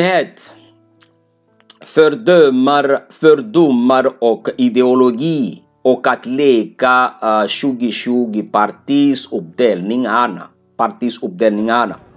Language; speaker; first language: Swedish; non-native, fluent; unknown